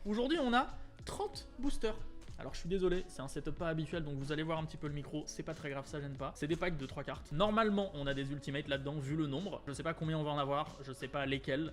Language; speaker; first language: French; native; French